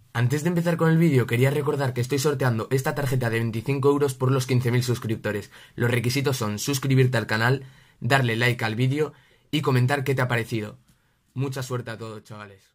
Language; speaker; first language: Spanish; native; Spanish